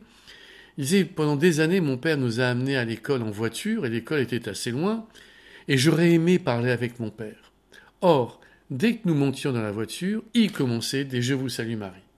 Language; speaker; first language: French; native; French